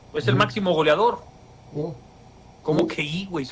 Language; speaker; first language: Spanish; native; Spanish